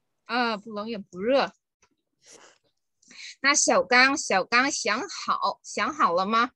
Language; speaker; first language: Chinese; non-native, fluent; Vietnamese